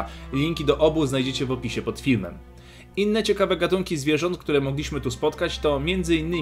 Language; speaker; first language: Polish; native; Polish